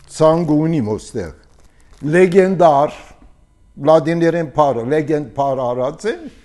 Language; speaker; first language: Armenian; early bilingual, heritage; Armenian